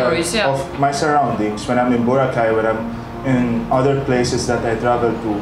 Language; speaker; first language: English; non-native, fluent; Arabic